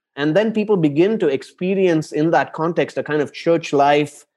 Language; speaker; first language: English; non-native, local second language; Tamil